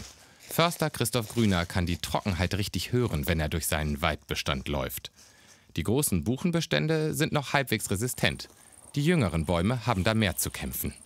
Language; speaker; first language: German; native; German